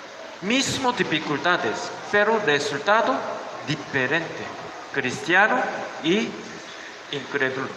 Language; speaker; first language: Spanish; non-native, learner; Korean